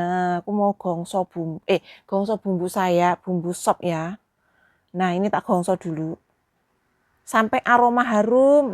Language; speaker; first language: Indonesian; non-native, local second language; Javanese